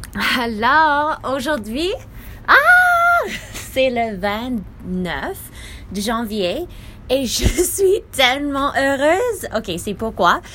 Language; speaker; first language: French; non-native, learner; English